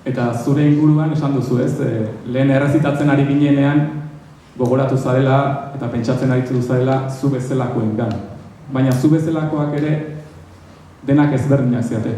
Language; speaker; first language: Basque; native; Basque